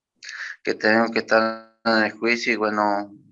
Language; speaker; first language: Spanish; native; Spanish